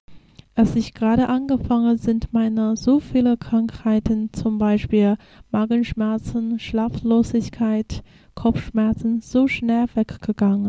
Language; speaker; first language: German; non-native, fluent; Chinese